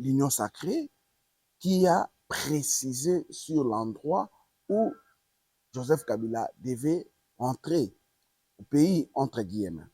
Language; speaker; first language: French; non-native, local second language; Lingala